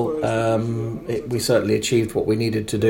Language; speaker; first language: English; non-native, fluent; German